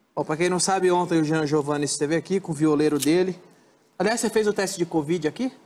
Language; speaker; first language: Portuguese; native; Portuguese